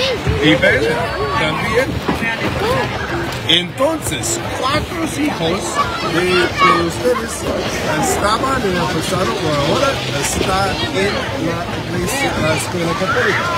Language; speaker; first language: Spanish; non-native, learner; English